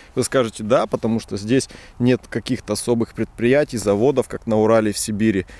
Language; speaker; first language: Russian; native; Russian